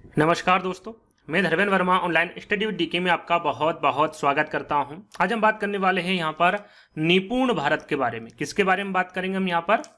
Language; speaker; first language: Hindi; native; Hindi